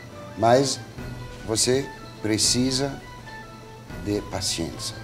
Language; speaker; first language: Portuguese; non-native, fluent; French